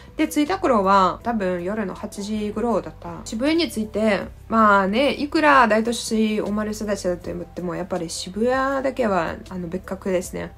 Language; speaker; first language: Japanese; non-native, fluent; Russian